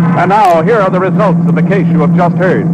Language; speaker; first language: English; native; English